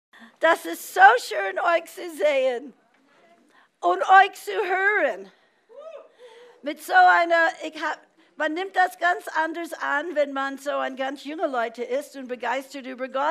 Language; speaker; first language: German; non-native, fluent; English